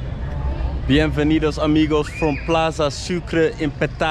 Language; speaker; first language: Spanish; non-native, learner; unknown